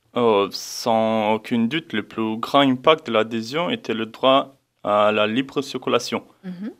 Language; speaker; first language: French; non-native, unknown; Romanian